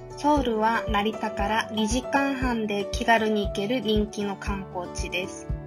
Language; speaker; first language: Japanese; non-native, fluent; Korean